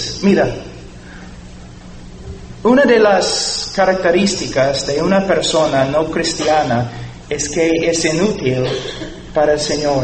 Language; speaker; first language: Spanish; non-native, fluent; English